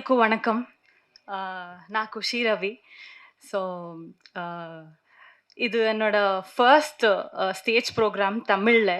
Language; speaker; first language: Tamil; non-native, learner; Kannada